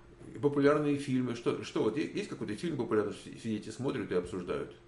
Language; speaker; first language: Russian; native; Russian